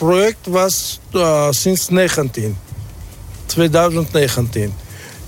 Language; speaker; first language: Dutch; non-native, learner; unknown